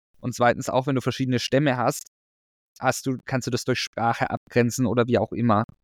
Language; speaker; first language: German; native; German